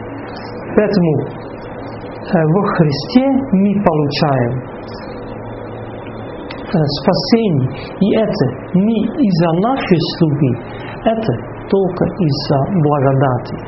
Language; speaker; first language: Russian; non-native, fluent; Dutch